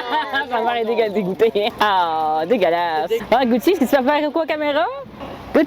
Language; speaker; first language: French; native; French